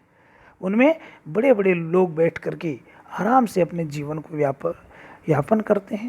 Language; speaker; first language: Hindi; native; Hindi